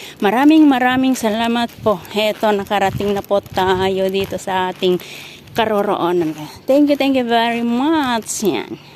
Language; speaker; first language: Filipino; non-native, local second language; Iloko